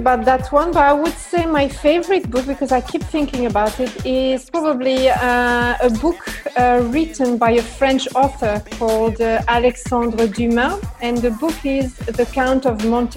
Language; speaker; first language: English; non-native, fluent; French